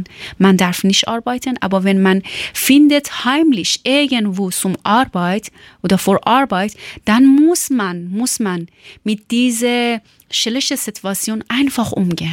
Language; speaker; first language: German; non-native, learner; Persian